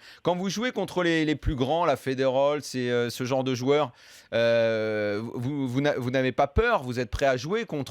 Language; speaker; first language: French; native; French